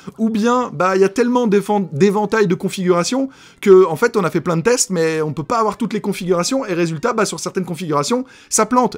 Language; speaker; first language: French; native; French